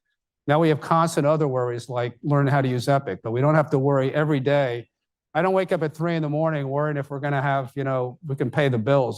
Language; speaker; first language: English; native; English